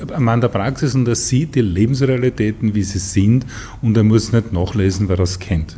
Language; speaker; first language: German; native; German